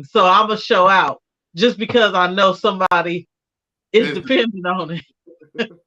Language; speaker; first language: English; native; English